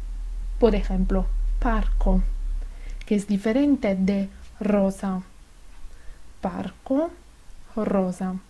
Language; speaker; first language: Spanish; non-native, fluent; Italian